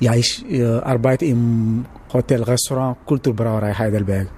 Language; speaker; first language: German; non-native, fluent; Wolof